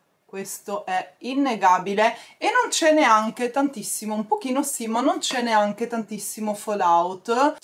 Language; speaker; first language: Italian; native; Italian